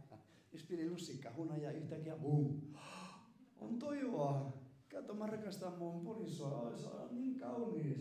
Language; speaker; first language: Finnish; non-native, fluent; Spanish